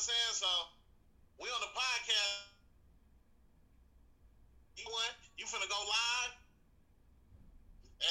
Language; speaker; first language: English; native; English